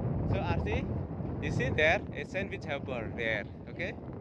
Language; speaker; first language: English; non-native, learner; Javanese